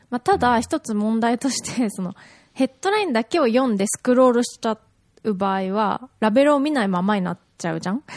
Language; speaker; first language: Japanese; native; Japanese